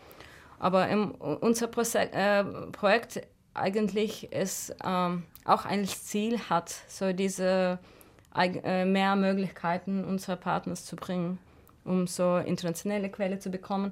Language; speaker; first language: German; non-native, fluent; Russian